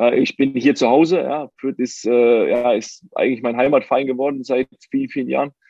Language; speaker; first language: German; native; German